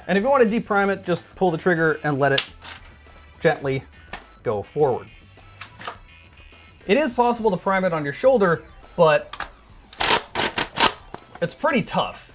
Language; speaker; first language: English; native; English